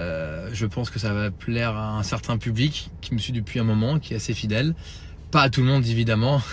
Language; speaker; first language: French; native; French